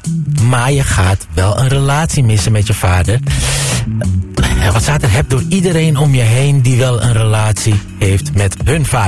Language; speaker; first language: Dutch; native; Dutch